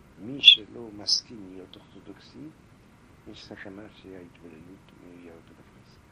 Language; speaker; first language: Hebrew; non-native, fluent; French